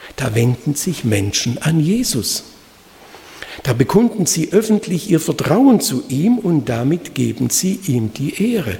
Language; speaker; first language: German; native; German